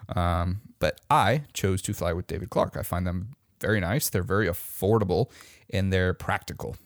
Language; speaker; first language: English; native; English